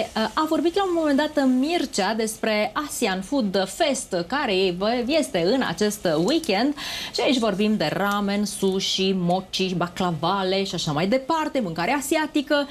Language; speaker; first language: Romanian; native; Romanian